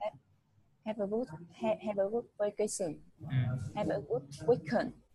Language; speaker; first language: English; non-native, learner; Vietnamese